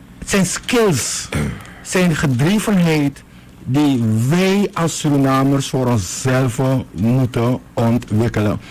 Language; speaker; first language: Dutch; native; Dutch